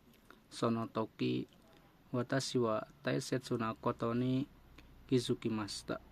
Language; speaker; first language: Japanese; non-native, learner; Indonesian